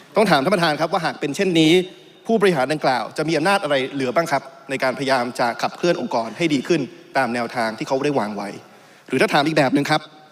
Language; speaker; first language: Thai; native; Thai